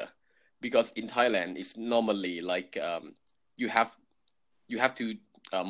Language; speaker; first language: English; non-native, fluent; Thai